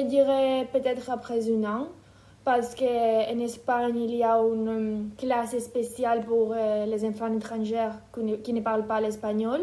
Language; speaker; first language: French; non-native, fluent; Ukrainian